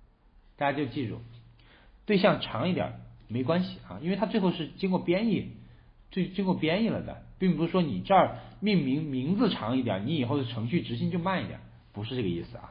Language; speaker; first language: Chinese; native; Chinese